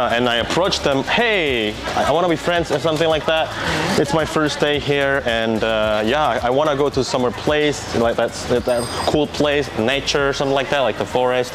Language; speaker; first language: English; non-native, fluent; Indonesian